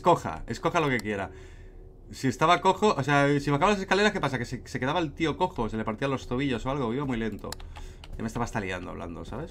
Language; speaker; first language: Spanish; native; Spanish